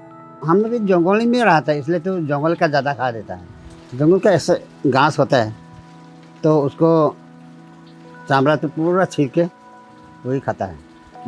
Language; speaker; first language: Hindi; non-native, local second language; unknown